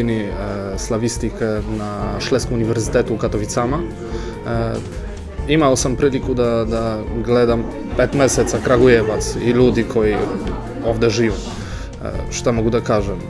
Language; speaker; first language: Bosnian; non-native, learner; Polish